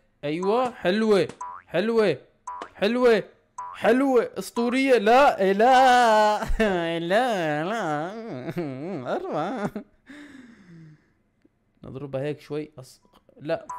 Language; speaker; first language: Arabic; native; Arabic